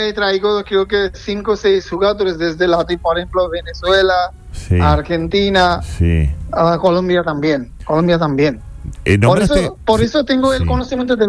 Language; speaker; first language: Spanish; non-native, fluent; Bangla